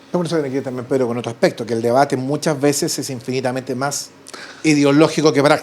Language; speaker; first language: Spanish; native; Spanish